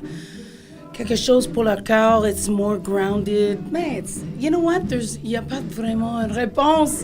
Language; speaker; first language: French; non-native, fluent; English